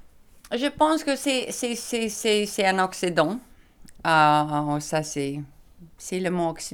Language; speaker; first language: French; non-native, learner; Lithuanian